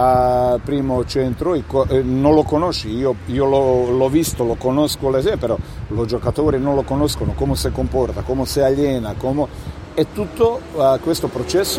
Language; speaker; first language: Italian; non-native, fluent; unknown